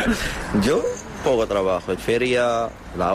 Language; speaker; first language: Spanish; non-native, learner; Arabic